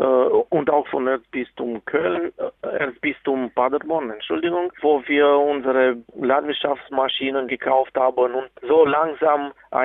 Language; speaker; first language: German; non-native, fluent; Romanian